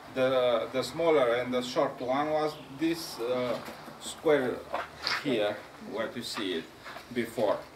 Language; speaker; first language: English; non-native, learner; Romanian